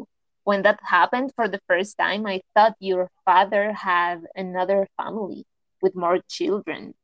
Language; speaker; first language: English; non-native, fluent; Spanish